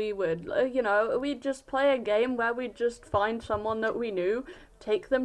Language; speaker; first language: English; native; English